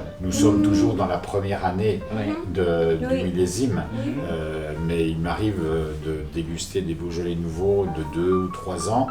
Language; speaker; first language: French; native; French